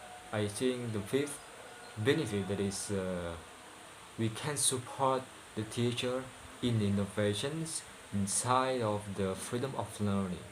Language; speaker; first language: English; non-native, learner; Indonesian